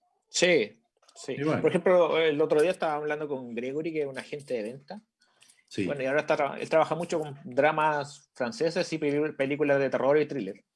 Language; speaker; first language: Spanish; native; Spanish